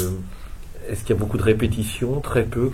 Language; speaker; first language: French; native; French